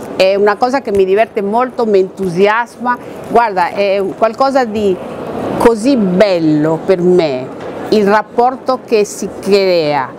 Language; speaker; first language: Italian; non-native, fluent; Spanish